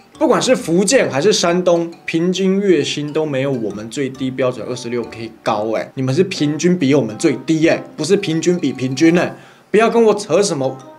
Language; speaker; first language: Chinese; native; Chinese